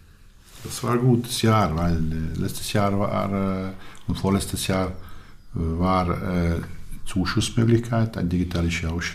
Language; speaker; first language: German; non-native, learner; Hungarian